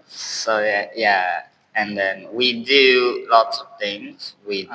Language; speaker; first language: English; non-native, learner; Indonesian